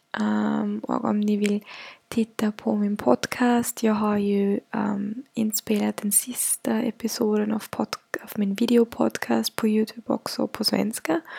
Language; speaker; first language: Swedish; non-native, fluent; German